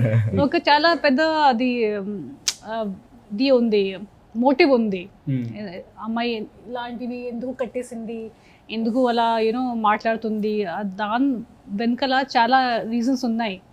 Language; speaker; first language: Telugu; non-native, fluent; Hindi